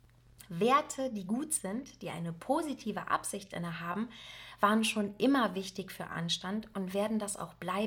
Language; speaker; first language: German; native; German